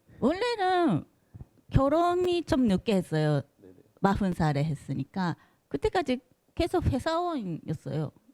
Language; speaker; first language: Korean; non-native, fluent; Japanese